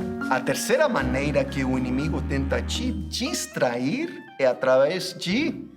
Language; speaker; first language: Portuguese; non-native, fluent; English